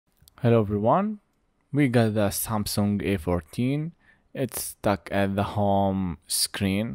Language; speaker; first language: English; non-native, fluent; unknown